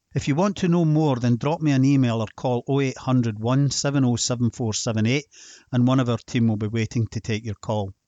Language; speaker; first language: English; native; English